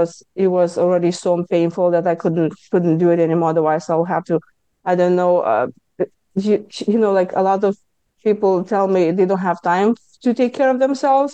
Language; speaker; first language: English; non-native, fluent; Lithuanian